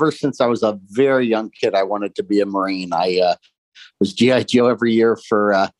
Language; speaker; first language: English; native; English